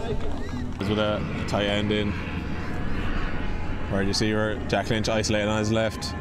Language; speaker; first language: English; native; English